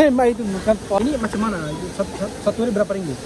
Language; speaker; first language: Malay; non-native, learner; Bangla